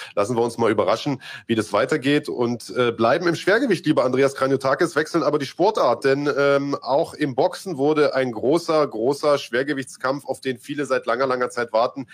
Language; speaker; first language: German; native; German